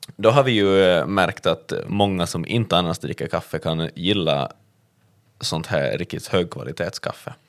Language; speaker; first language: Swedish; native; Swedish